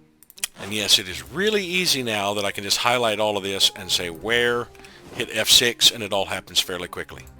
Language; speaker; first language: English; native; English